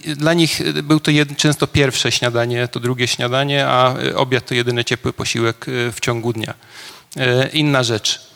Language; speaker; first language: Polish; non-native, fluent; Hungarian